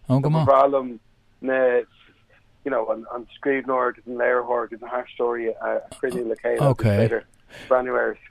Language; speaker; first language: Irish; non-native, local second language; English